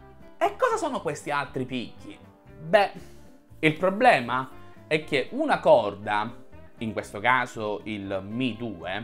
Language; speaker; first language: Italian; native; Italian